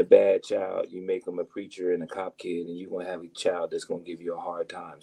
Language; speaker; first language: English; native; English